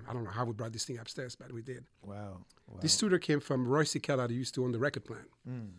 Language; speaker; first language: English; non-native, fluent; French